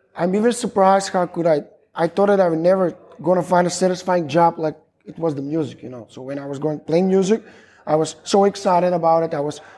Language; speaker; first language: English; non-native, fluent; Macedonian